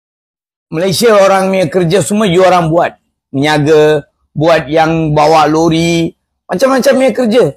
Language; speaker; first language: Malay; non-native, local second language; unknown